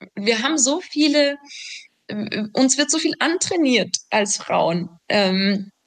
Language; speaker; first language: German; native; German